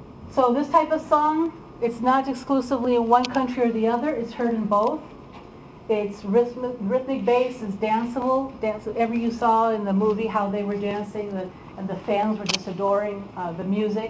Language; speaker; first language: English; early bilingual, other home language; Spanish